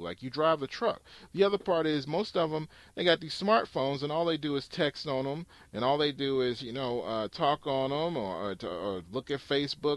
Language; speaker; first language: English; native; English